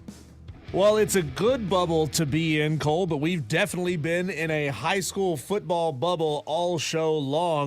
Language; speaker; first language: English; native; English